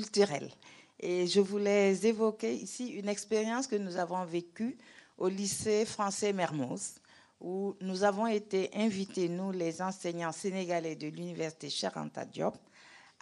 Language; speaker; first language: French; non-native, local second language; Wolof